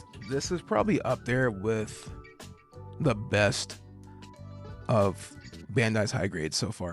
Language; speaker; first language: English; native; English